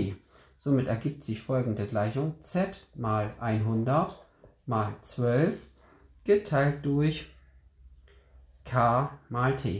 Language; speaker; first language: German; native; German